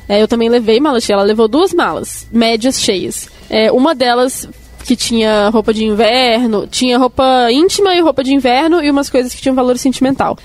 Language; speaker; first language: Portuguese; native; Portuguese